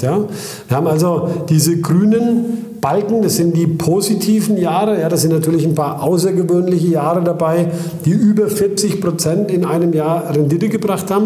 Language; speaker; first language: German; native; German